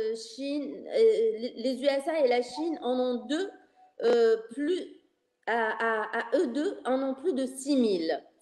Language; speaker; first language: French; non-native, local second language; Arabic